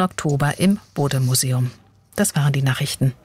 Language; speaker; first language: German; native; German